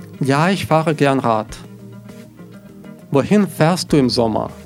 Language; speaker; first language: German; non-native, fluent; Russian